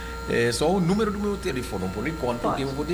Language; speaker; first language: Portuguese; non-native, local second language; Haitian Creole